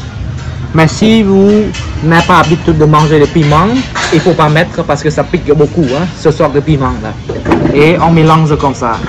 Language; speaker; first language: French; non-native, fluent; Khmer